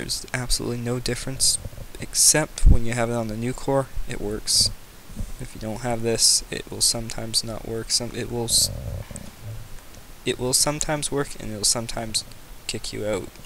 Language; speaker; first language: English; native; English